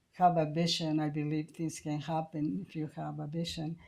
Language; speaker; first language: English; non-native, fluent; Spanish